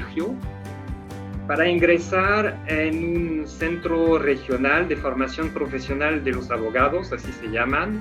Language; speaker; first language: Spanish; non-native, fluent; French